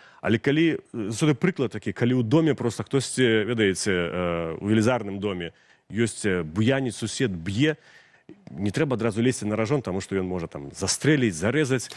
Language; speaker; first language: Belarusian; non-native, local second language; Russian